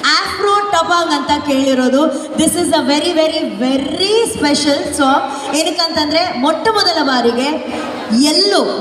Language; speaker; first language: Kannada; non-native, local second language; Tulu